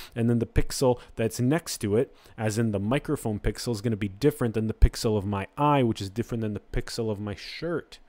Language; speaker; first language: English; native; English